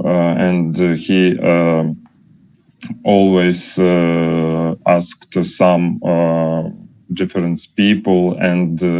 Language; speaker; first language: English; non-native, learner; Russian